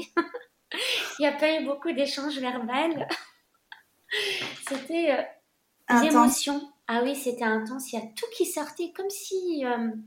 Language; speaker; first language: French; non-native, local second language; Arabic